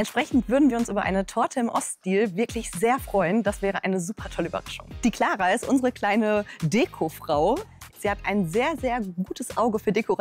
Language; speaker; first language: German; native; German